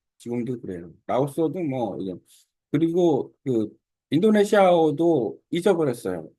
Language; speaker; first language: Korean; native; Korean